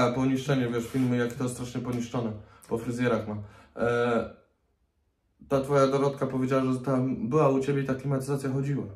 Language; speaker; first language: Polish; native; Polish